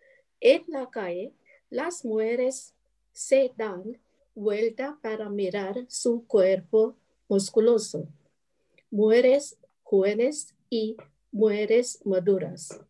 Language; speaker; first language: Spanish; non-native, learner; English